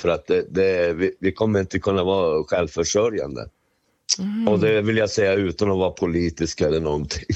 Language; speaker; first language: Swedish; native; Swedish